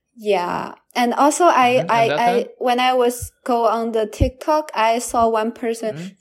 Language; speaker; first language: English; non-native, learner; Chinese